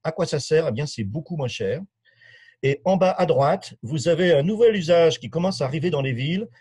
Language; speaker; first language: French; native; French